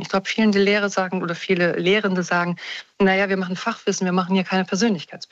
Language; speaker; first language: German; native; German